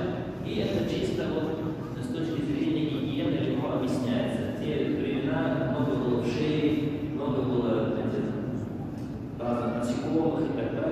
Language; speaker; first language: Russian; non-native, local second language; Kyrgyz